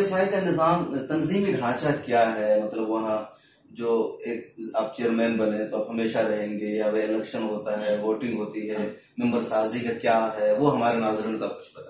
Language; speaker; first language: Hindi; native; Hindi